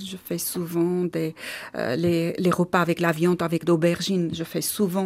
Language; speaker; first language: French; non-native, learner; Armenian